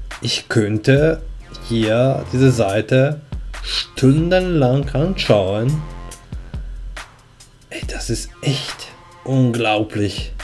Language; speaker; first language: German; non-native, fluent; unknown